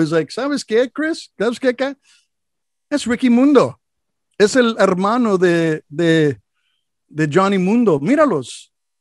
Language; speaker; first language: Spanish; non-native, fluent; English